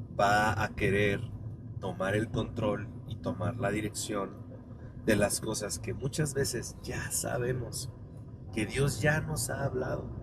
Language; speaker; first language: Spanish; native; Spanish